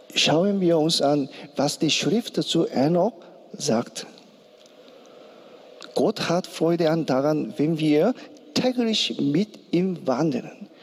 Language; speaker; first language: German; non-native, learner; Korean